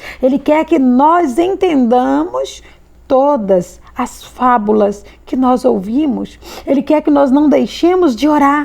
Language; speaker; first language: Portuguese; native; Portuguese